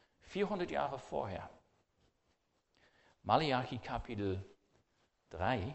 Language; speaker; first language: German; non-native, fluent; English